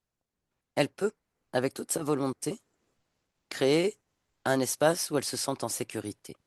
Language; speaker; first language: French; native; French